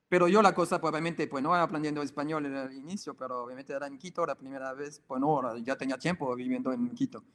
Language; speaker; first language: Spanish; non-native, fluent; French